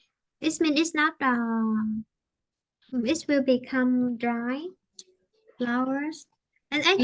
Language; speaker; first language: English; non-native, fluent; Vietnamese